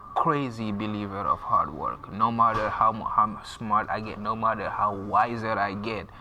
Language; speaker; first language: English; non-native, fluent; French